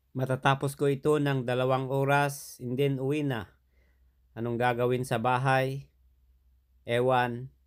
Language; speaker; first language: Filipino; native; Filipino